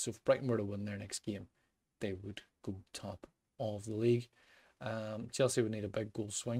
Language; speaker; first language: English; native; English